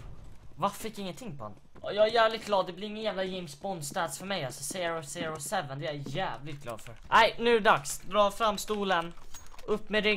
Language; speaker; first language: Swedish; native; Swedish